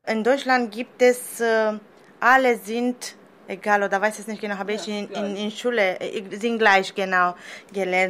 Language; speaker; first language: German; non-native, learner; Romanian